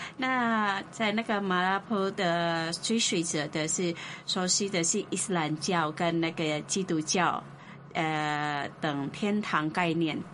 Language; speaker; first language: Chinese; non-native, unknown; Indonesian